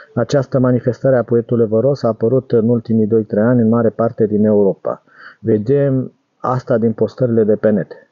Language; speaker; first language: Romanian; native; Romanian